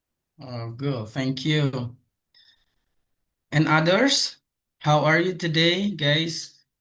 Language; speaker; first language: English; non-native, fluent; Indonesian